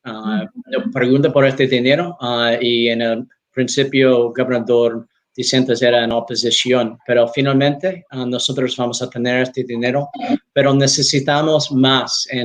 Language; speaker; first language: Spanish; non-native, learner; English